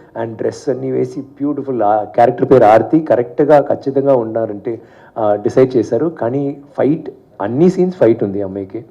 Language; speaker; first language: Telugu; non-native, learner; Tamil